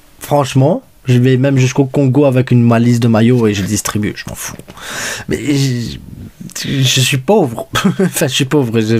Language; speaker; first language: French; early bilingual, other home language; Spanish